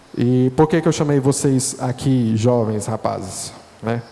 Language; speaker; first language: Portuguese; native; Portuguese